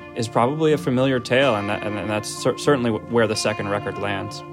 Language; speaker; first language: English; native; English